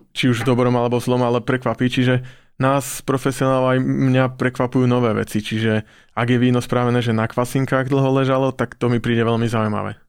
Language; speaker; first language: Slovak; native; Slovak